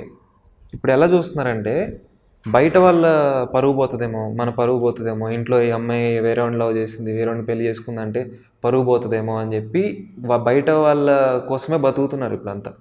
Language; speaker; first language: Telugu; native; Telugu